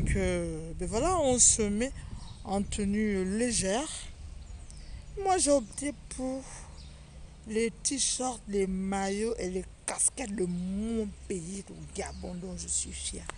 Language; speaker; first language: French; non-native, local second language; Fang